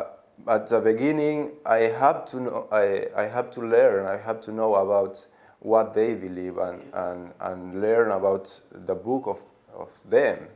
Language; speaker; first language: English; non-native, learner; Spanish